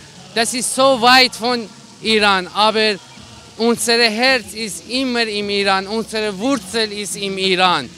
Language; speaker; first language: German; non-native, learner; Persian